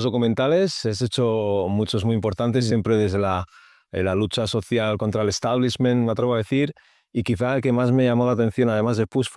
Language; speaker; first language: Spanish; native; Spanish